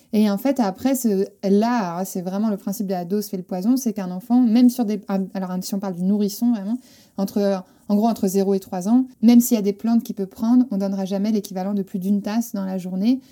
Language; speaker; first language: French; non-native, fluent; Spanish